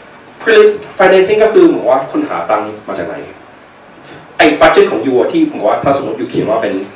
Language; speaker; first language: Thai; early bilingual, heritage; Thai